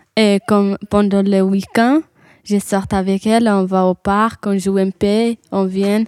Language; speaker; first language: French; non-native, learner; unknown